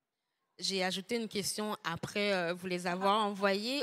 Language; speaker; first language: French; native; French